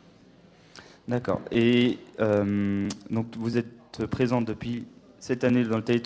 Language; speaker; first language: French; native; French